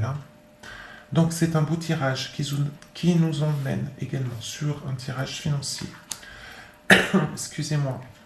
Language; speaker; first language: French; native; French